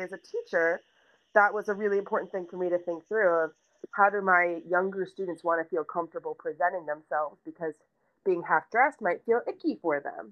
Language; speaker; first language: English; native; English